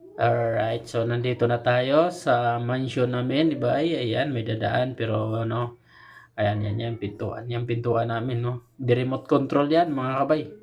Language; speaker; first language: Filipino; native; Filipino